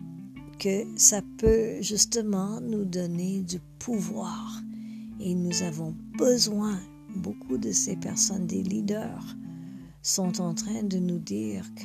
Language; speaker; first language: French; non-native, fluent; English